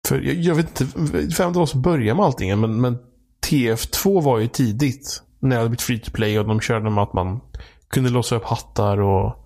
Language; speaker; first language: Swedish; native; Swedish